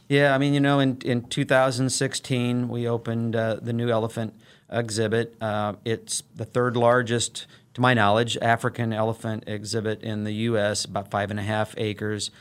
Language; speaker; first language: English; native; English